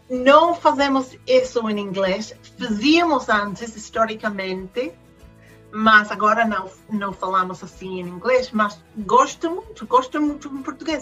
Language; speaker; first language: Portuguese; non-native, fluent; Spanish